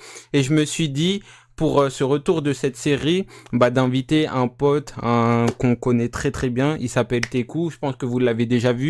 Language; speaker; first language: French; native; French